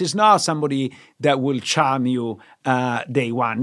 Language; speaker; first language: English; non-native, fluent; Italian